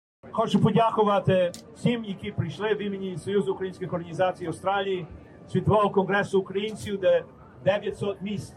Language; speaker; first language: Ukrainian; early bilingual, heritage; Ukrainian